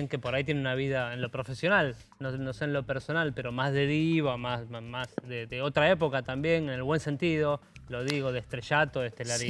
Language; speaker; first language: Spanish; native; Spanish